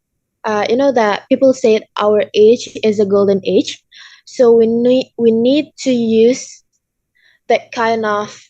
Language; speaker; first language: English; non-native, learner; Indonesian